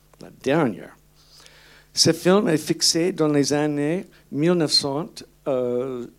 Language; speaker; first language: French; non-native, learner; English